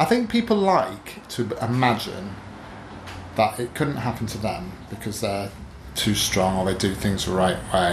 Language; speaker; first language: English; native; English